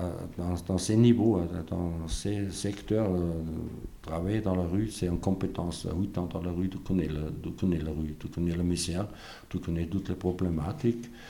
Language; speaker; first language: French; non-native, fluent; German